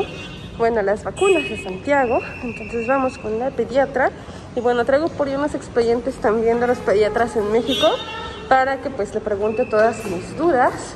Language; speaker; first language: Spanish; native; Spanish